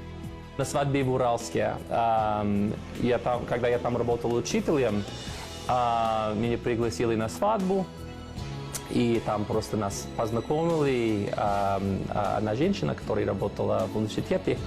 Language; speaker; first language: Russian; non-native, fluent; English